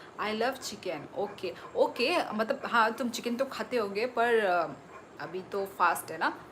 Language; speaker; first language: Hindi; non-native, local second language; Kok Borok